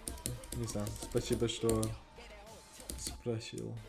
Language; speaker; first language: Russian; non-native, learner; English